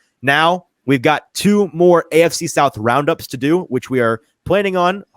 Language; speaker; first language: English; native; English